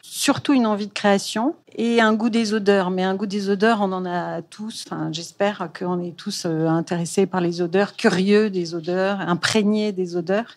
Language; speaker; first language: French; native; French